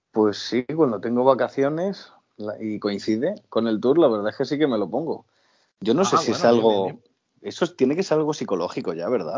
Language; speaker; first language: Spanish; native; Spanish